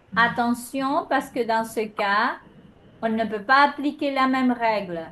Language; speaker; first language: French; non-native, fluent; Spanish